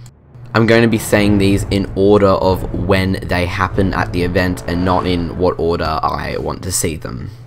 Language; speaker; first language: English; native; English